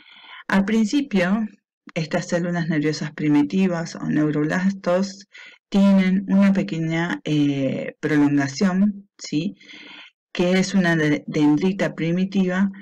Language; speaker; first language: Spanish; native; Spanish